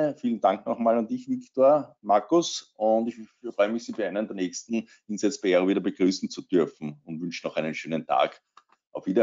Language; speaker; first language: German; native; German